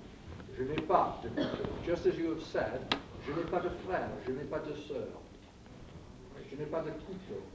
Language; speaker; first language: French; non-native, fluent; English